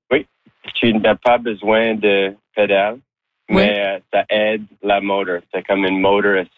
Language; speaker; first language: French; non-native, local second language; English